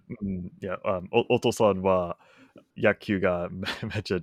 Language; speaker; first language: Japanese; non-native, learner; English